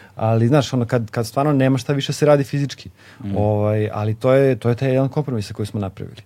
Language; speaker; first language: Serbian; native; Serbian